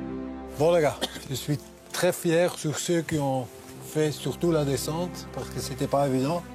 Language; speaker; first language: French; non-native, local second language; Dutch